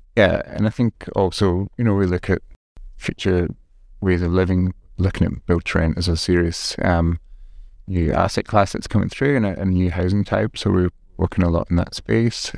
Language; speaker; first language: English; native; English